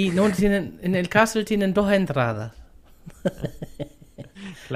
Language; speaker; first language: Spanish; non-native, fluent; German